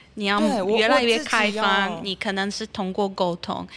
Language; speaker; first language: Chinese; non-native, fluent; Polish